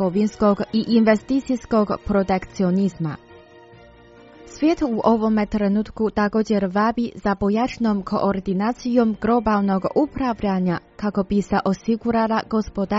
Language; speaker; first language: Croatian; non-native, fluent; Chinese